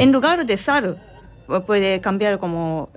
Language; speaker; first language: Spanish; non-native, learner; Japanese